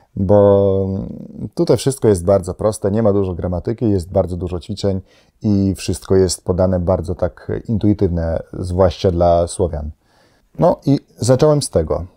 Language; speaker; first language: Polish; non-native, fluent; Slovenian